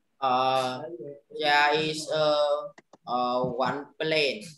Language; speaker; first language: English; non-native, learner; Vietnamese